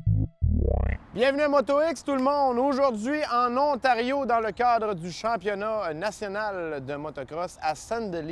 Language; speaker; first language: French; native; French